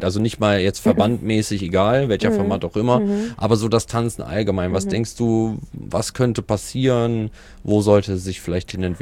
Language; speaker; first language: German; native; German